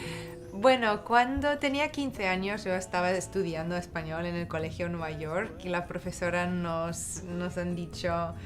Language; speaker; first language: Spanish; non-native, fluent; English